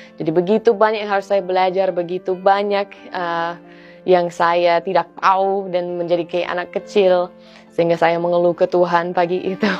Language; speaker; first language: Indonesian; non-native, fluent; English